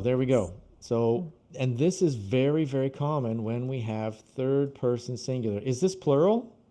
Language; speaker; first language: English; non-native, fluent; Portuguese